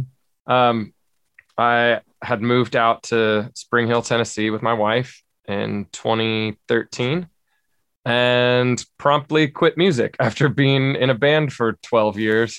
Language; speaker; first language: English; native; English